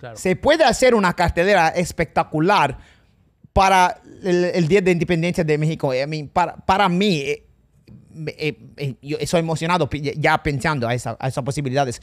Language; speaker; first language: Spanish; non-native, fluent; English